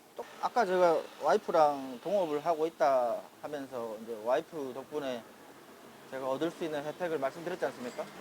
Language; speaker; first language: Korean; native; Korean